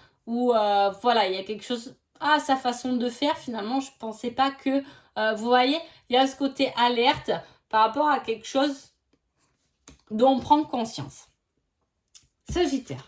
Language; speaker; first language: French; native; French